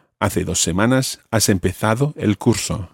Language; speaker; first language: Spanish; non-native, fluent; English